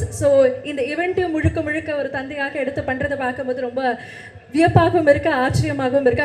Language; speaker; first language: Tamil; native; Tamil